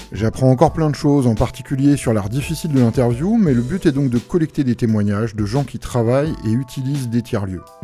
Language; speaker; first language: French; native; French